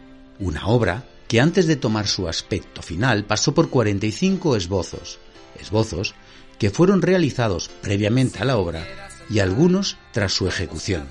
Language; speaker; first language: Spanish; native; Spanish